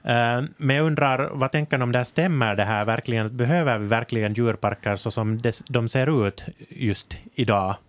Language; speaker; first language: Swedish; native; Swedish